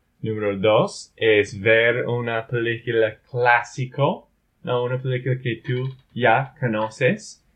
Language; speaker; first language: Spanish; non-native, learner; English